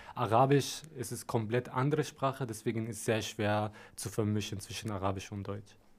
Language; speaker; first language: German; non-native, fluent; Arabic